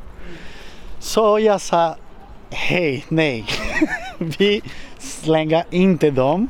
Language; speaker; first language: Swedish; non-native, learner; Portuguese